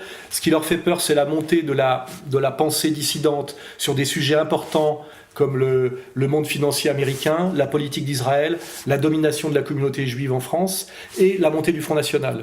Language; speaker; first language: French; native; French